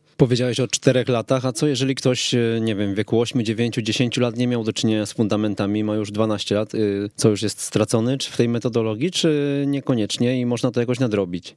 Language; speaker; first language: Polish; native; Polish